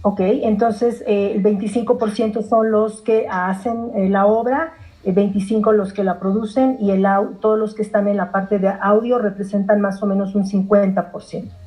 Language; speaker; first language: Spanish; non-native, fluent; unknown